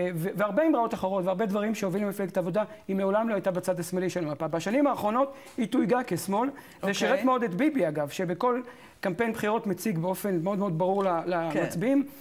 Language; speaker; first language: Hebrew; native; Hebrew